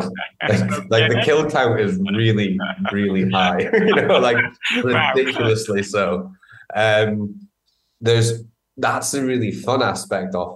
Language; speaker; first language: English; native; English